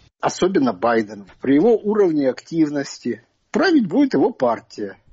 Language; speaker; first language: Russian; native; Russian